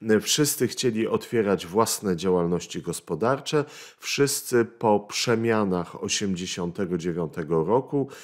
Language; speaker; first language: Polish; native; Polish